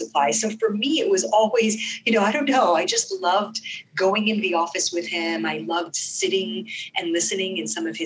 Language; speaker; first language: English; non-native, fluent; Arabic